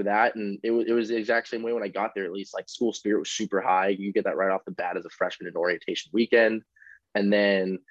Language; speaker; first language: English; native; English